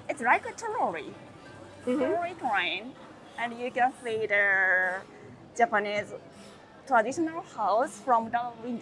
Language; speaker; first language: English; non-native, learner; Japanese